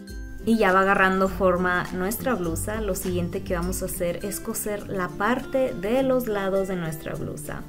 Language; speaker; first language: Spanish; native; Spanish